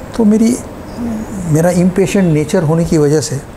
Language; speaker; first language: Hindi; non-native, local second language; Gujarati